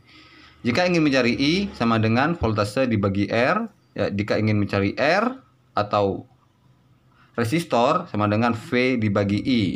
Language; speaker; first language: Indonesian; native; Indonesian